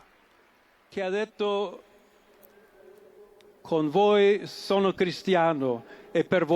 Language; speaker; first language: Italian; non-native, fluent; English